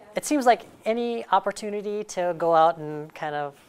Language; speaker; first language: English; native; English